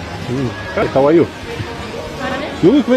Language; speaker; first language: English; non-native, learner; Russian